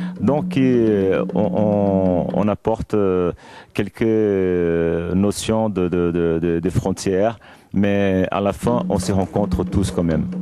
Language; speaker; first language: French; non-native, fluent; Portuguese